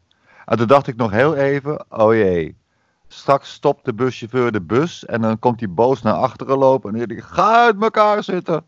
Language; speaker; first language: Dutch; native; Dutch